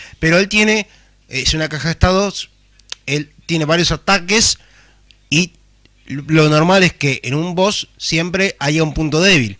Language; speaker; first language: Spanish; native; Spanish